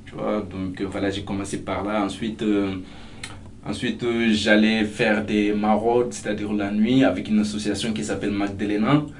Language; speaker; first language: French; non-native, local second language; Fula